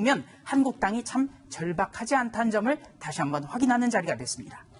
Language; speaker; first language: Korean; native; Korean